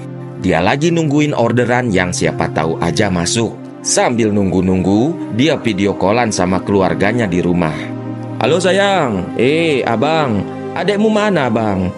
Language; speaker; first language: Indonesian; native; Indonesian